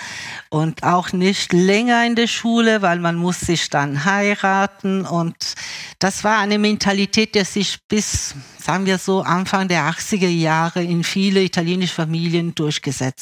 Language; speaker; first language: German; early bilingual, other home language; Italian